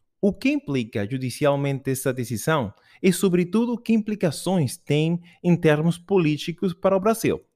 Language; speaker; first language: Portuguese; non-native, fluent; Spanish